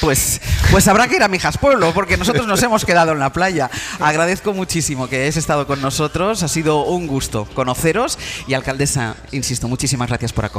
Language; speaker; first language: Spanish; native; Spanish